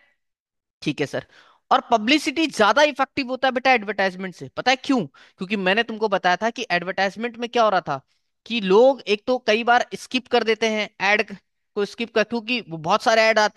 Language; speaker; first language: Hindi; native; Hindi